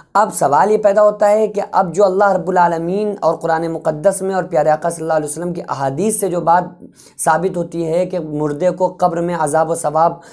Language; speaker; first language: Urdu; native; Urdu